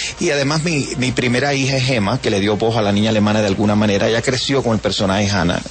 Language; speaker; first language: Spanish; native; Spanish